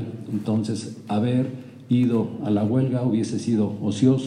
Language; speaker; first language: Spanish; native; Spanish